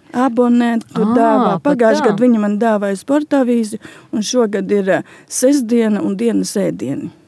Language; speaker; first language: Latvian; native; Latvian